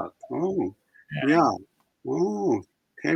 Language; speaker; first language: English; non-native, fluent; Japanese